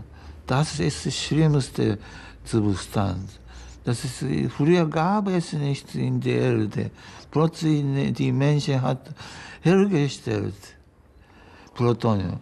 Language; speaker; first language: German; non-native, learner; Japanese